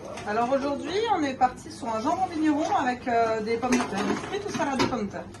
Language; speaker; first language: French; native; French